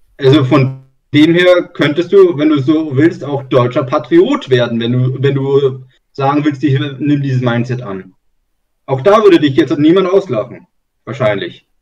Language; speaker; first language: German; native; German